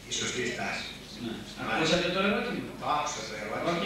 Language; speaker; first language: Greek; native; Greek